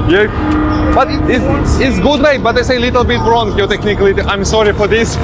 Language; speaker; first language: English; non-native, learner; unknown